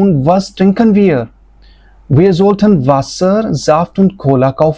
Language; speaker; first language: German; non-native, fluent; Hindi